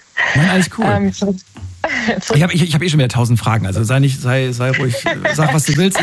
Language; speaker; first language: German; native; German